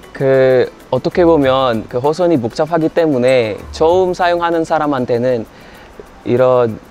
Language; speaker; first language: Korean; non-native, fluent; Indonesian